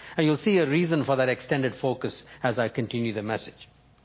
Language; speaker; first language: English; non-native, local second language; Tamil